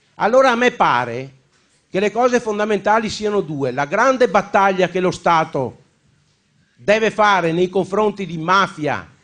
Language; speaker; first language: Italian; native; Italian